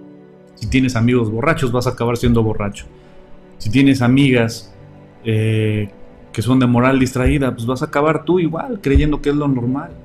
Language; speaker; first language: Spanish; native; Spanish